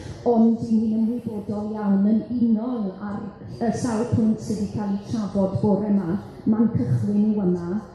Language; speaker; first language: Welsh; native; Welsh